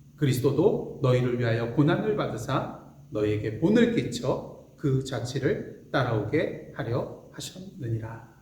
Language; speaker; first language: Korean; native; Korean